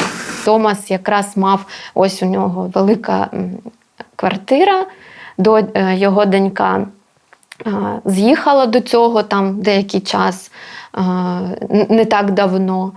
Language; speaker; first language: Ukrainian; non-native, local second language; Russian